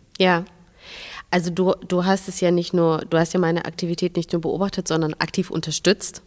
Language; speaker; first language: German; non-native, fluent; Russian